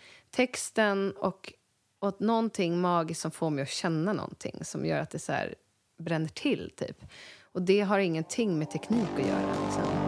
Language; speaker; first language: Swedish; native; Swedish